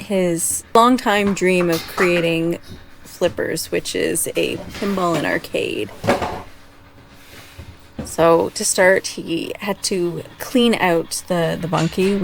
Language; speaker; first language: English; native; English